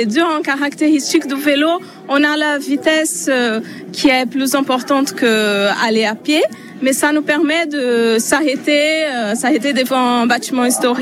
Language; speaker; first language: French; non-native, fluent; Portuguese